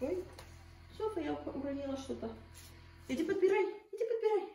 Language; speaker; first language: Russian; early bilingual, heritage; Russian